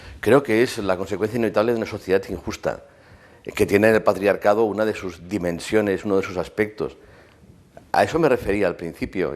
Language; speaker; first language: Spanish; native; Spanish